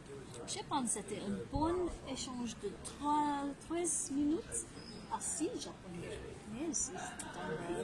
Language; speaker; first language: French; non-native, learner; English